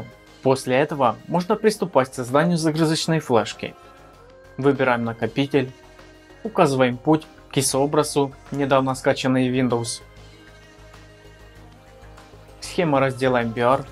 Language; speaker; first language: Russian; native; Russian